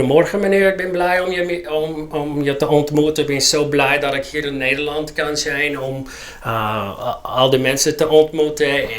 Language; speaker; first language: Dutch; non-native, learner; English